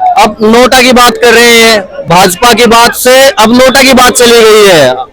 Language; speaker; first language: Hindi; native; Hindi